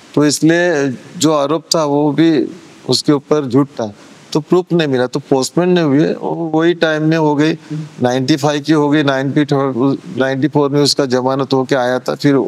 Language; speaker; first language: Hindi; non-native, local second language; Marathi